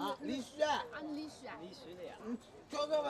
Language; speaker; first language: Chinese; native; Chinese